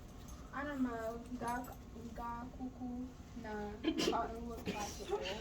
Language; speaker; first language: Igbo; early bilingual, heritage; Igbo